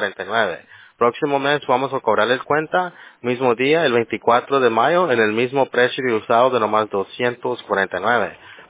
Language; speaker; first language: Spanish; early bilingual, heritage; Spanish